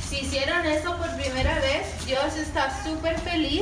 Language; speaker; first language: Spanish; early bilingual, heritage; Spanish